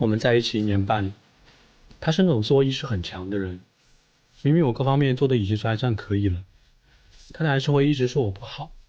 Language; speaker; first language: Chinese; native; Chinese